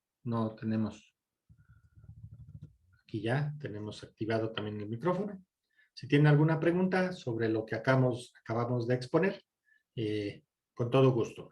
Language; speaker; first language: Spanish; native; Spanish